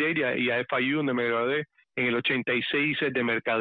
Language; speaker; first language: Spanish; early bilingual, heritage; Spanish